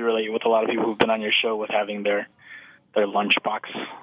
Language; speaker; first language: English; native; English